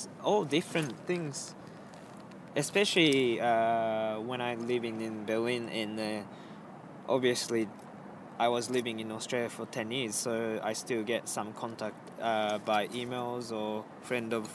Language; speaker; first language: English; non-native, fluent; Japanese